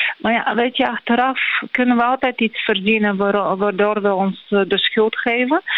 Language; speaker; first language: Dutch; non-native, fluent; Bulgarian